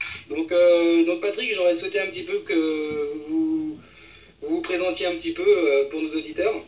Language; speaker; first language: French; native; French